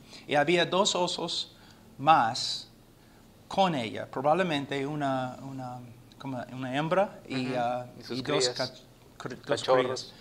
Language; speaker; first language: Spanish; non-native, fluent; English